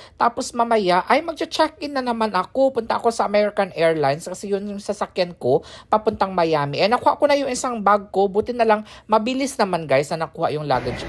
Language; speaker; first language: Filipino; native; Filipino